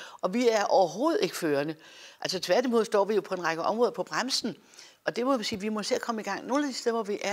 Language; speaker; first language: Danish; native; Danish